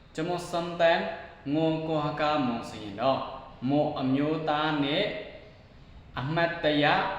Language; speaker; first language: Burmese; non-native, local second language; Mon